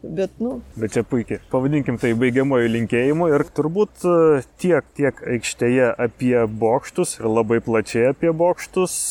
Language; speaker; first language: Lithuanian; non-native, local second language; Russian